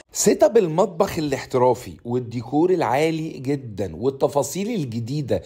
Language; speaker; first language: Arabic; native; Arabic